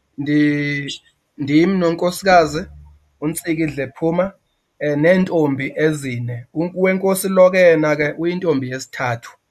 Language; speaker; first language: Xhosa; native; Xhosa